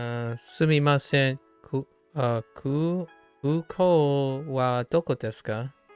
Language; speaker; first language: Japanese; non-native, learner; English